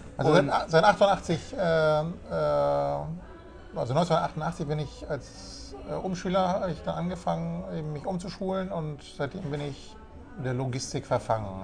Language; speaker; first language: German; native; German